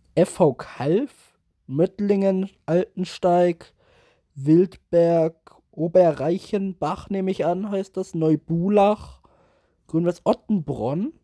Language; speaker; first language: German; native; German